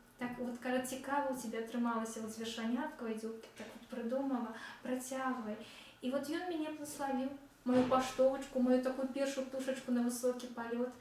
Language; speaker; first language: Belarusian; non-native, local second language; Russian